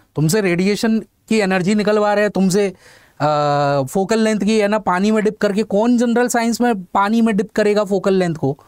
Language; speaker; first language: Hindi; native; Hindi